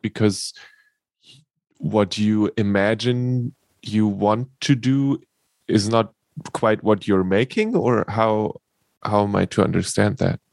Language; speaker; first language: English; non-native, fluent; German